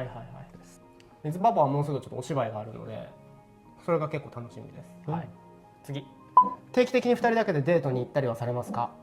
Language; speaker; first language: Japanese; native; Japanese